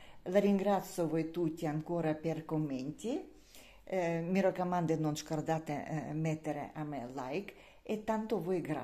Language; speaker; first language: Italian; non-native, learner; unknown